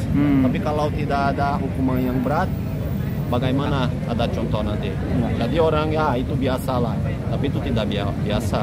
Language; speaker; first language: Indonesian; non-native, fluent; Portuguese